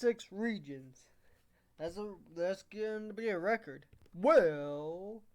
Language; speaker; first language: English; native; English